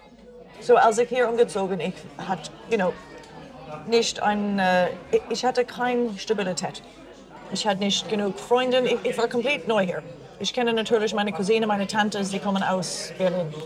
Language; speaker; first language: German; non-native, learner; English